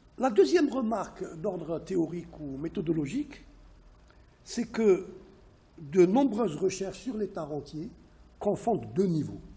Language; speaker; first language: French; non-native, local second language; Arabic